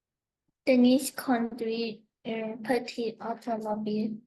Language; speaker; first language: French; non-native, learner; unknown